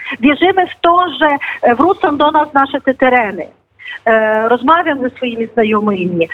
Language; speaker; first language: Polish; non-native, fluent; Ukrainian